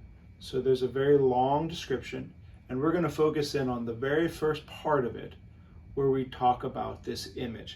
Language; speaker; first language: English; native; English